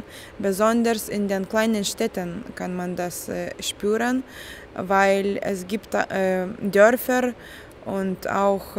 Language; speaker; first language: German; non-native, fluent; Lithuanian